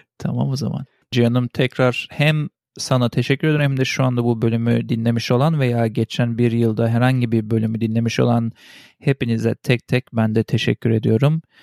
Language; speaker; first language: Turkish; early bilingual, heritage; Turkish